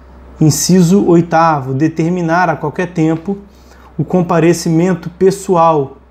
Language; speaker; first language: Portuguese; native; Portuguese